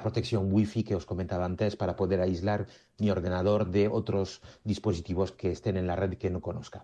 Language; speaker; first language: Spanish; native; Spanish